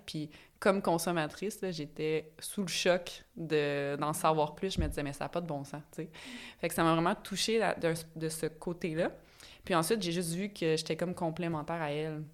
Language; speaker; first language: French; native; French